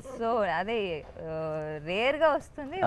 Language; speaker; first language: Telugu; non-native, learner; Tamil